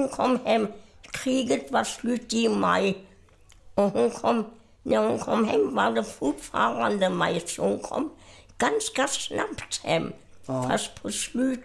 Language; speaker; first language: Swedish; non-native, fluent; German